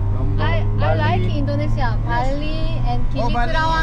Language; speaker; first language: English; non-native, learner; Korean